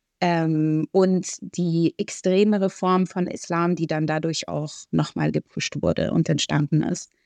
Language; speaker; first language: German; early bilingual, other home language; Arabic